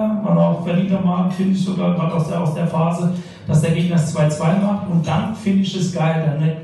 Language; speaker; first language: German; native; German